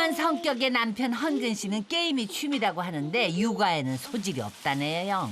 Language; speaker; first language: Korean; native; Korean